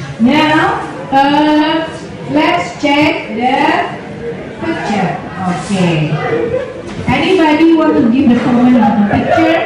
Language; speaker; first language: English; non-native, learner; Indonesian